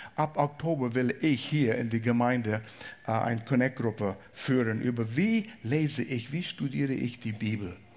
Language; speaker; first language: German; non-native, fluent; English